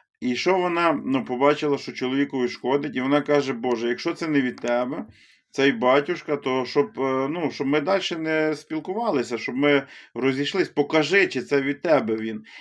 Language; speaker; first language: Ukrainian; native; Ukrainian